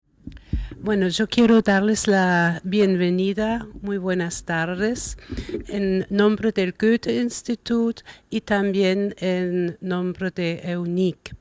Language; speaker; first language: Spanish; non-native, fluent; German